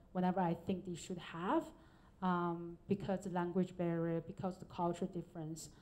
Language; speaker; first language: English; non-native, fluent; Chinese